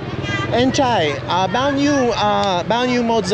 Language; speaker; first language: Vietnamese; non-native, learner; English